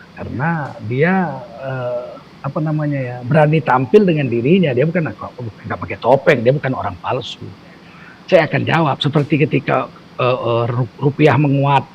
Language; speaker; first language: Indonesian; native; Indonesian